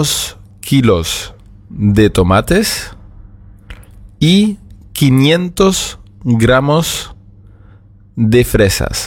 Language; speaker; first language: Spanish; non-native, fluent; German